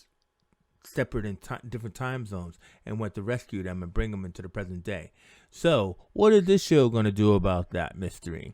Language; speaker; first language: English; native; English